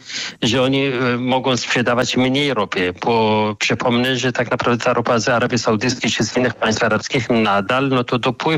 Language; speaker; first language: Polish; non-native, fluent; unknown